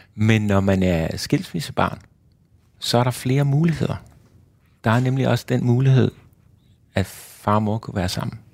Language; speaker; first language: Danish; native; Danish